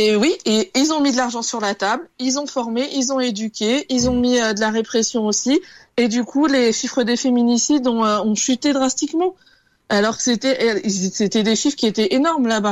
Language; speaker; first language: French; native; French